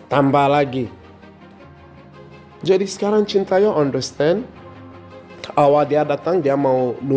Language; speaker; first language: Indonesian; non-native, fluent; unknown